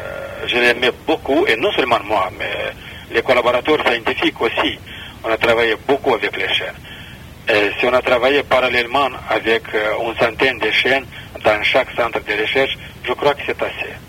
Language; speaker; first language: French; non-native, fluent; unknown